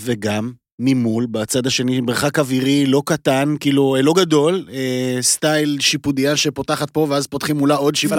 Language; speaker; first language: Hebrew; native; Hebrew